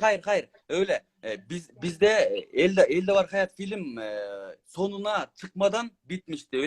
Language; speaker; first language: Turkish; non-native, learner; Kyrgyz